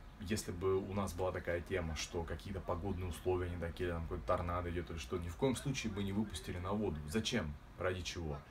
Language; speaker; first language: Russian; native; Russian